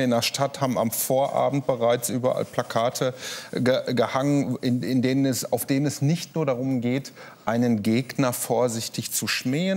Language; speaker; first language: German; native; German